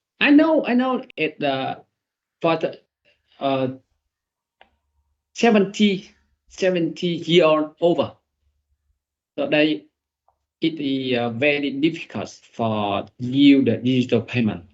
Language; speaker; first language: English; non-native, learner; Vietnamese